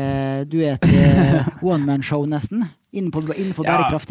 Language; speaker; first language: Norwegian; native; Norwegian